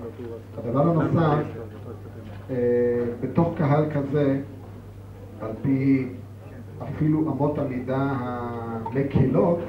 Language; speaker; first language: Hebrew; native; Hebrew